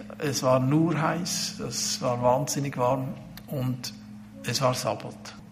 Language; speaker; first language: German; native; German